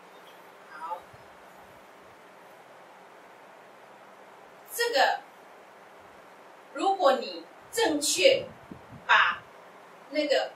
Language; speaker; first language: Chinese; non-native, local second language; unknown